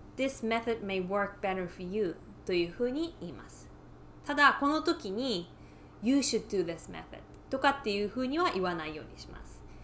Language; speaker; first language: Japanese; native; Japanese